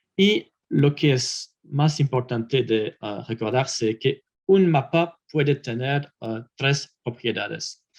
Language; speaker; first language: Spanish; non-native, fluent; French